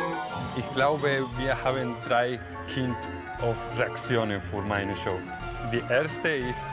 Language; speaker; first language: German; non-native, learner; Spanish